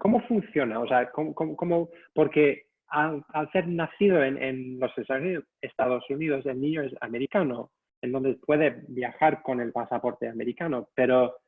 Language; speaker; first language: Spanish; non-native, fluent; English